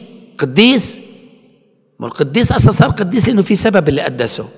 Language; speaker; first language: Arabic; native; Arabic